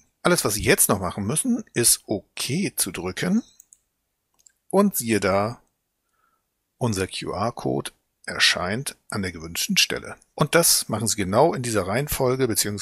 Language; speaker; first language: German; native; German